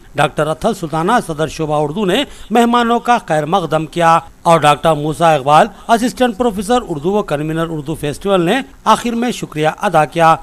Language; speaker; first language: Urdu; native; Urdu